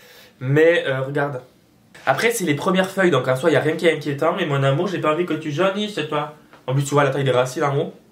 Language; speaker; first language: French; native; French